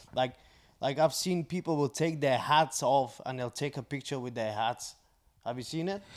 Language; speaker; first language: English; non-native, fluent; Bulgarian